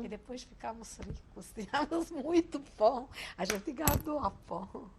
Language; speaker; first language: Portuguese; non-native, fluent; Hungarian